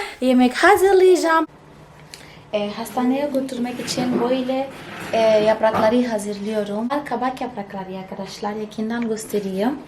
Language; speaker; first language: Turkish; non-native, fluent; Portuguese